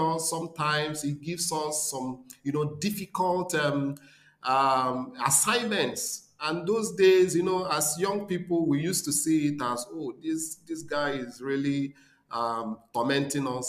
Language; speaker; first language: English; non-native, local second language; Igbo